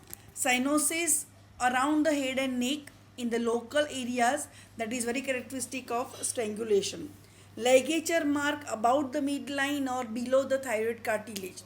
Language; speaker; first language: English; non-native, local second language; Gujarati